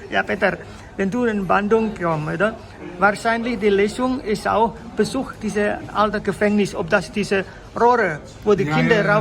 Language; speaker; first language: German; non-native, learner; Indonesian